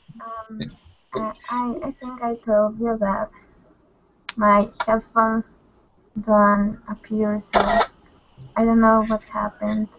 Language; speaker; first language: English; non-native, learner; Spanish